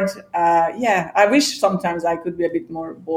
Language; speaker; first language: English; non-native, fluent; Hungarian